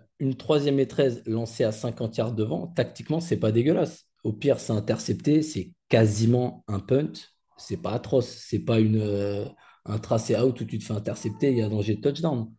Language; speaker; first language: French; native; French